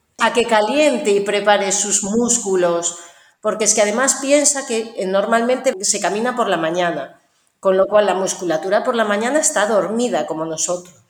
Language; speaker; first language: Spanish; native; Spanish